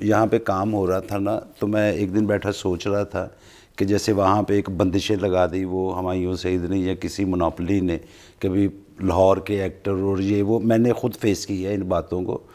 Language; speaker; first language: Urdu; non-native, local second language; Punjabi